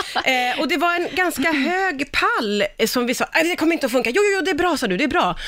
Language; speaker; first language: Swedish; native; Swedish